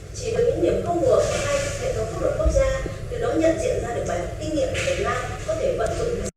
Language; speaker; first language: Vietnamese; native; Vietnamese